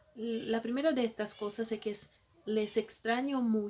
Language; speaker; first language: Spanish; non-native, fluent; Portuguese